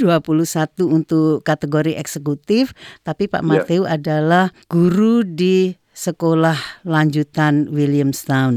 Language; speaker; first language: Indonesian; native; Indonesian